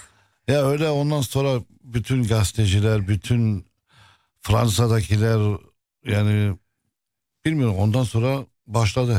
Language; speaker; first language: Turkish; non-native, fluent; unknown